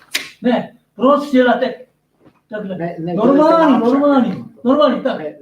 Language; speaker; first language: Czech; non-native, learner; Korean